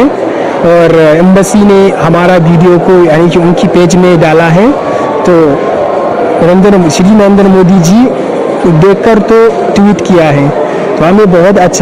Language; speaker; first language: Hindi; non-native, fluent; Hausa